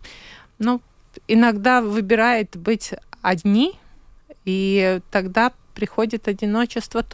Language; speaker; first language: Russian; non-native, local second language; Latvian